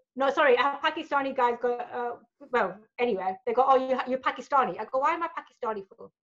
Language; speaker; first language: English; early bilingual, other home language; Hindi